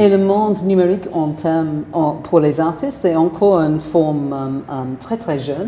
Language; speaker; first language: French; non-native, fluent; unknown